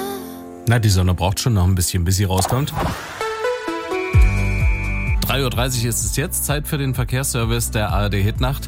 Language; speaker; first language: German; native; German